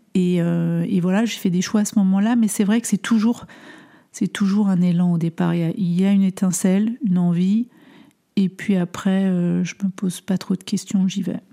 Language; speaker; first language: French; early bilingual, other home language; Armenian